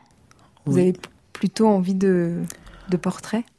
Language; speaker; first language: French; native; French